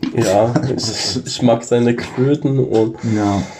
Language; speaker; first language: German; non-native, fluent; Romansh